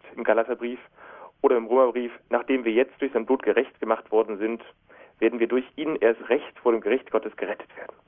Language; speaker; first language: German; native; German